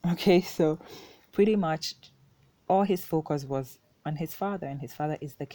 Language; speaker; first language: English; non-native, local second language; Akan